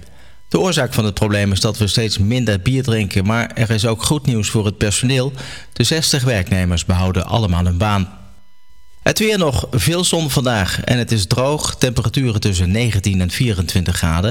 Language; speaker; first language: Dutch; native; Dutch